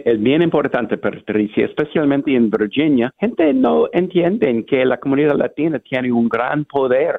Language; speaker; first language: Spanish; non-native, fluent; English